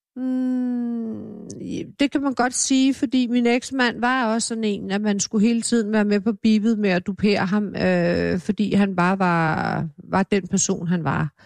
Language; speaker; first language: Danish; native; Danish